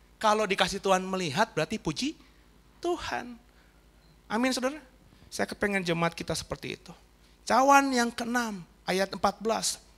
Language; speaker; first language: Indonesian; native; Indonesian